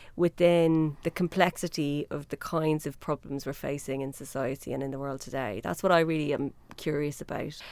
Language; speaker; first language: English; native; English